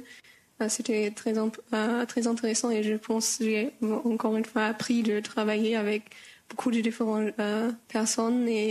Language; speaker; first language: French; non-native, learner; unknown